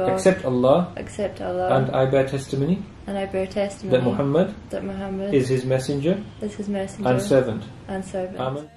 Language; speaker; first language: English; native; English